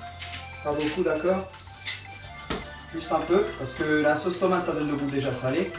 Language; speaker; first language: French; non-native, learner; Spanish